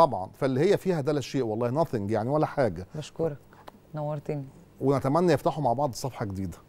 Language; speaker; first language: Arabic; native; Arabic